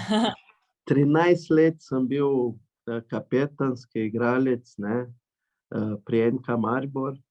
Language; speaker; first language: Slovenian; non-native, learner; Portuguese